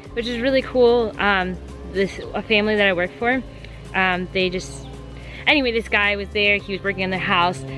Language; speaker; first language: English; native; English